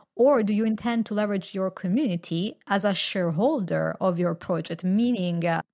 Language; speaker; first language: English; non-native, fluent; Italian